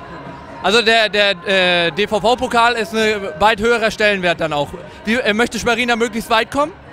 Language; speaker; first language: German; native; German